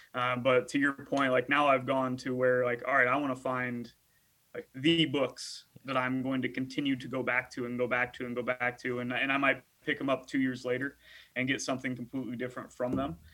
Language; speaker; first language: English; native; English